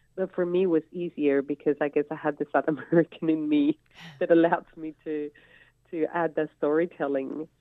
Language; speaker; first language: English; non-native, fluent; Spanish